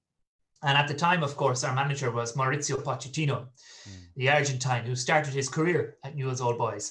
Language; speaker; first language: English; native; English